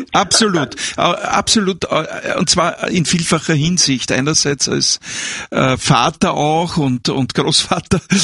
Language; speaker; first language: German; native; German